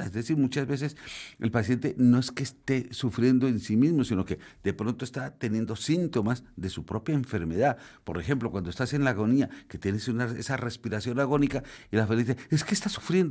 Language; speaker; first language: Spanish; native; Spanish